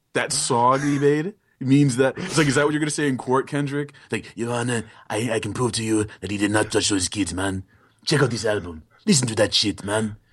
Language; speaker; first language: English; early bilingual, other home language; Haitian Creole